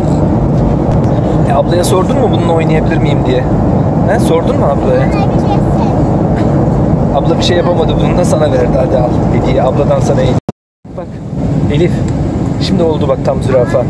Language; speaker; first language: Turkish; native; Turkish